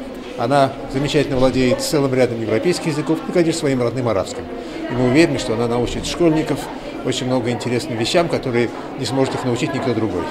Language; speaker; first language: Russian; native; Russian